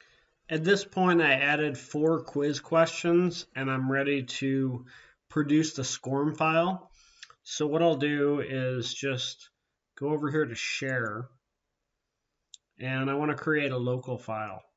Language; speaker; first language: English; native; English